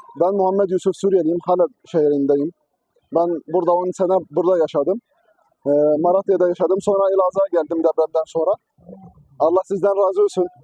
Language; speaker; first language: Turkish; non-native, learner; Arabic